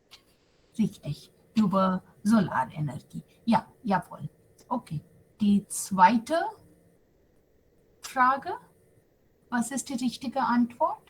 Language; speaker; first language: German; non-native, fluent; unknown